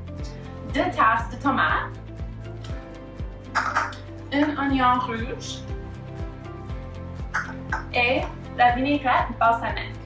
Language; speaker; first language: French; non-native, learner; English